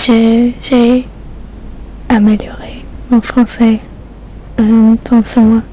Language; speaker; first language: French; non-native, learner; English